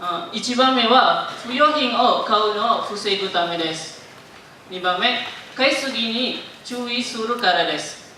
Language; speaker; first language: Japanese; non-native, learner; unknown